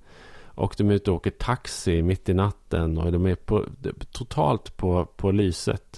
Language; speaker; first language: Swedish; native; Swedish